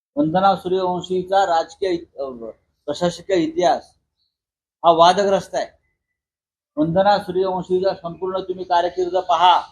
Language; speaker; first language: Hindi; non-native, local second language; Marathi